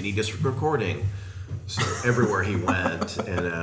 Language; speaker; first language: English; native; English